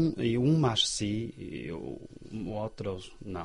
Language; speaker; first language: Portuguese; non-native, fluent; Chinese